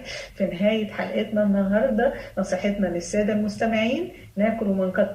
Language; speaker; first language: Arabic; native; Arabic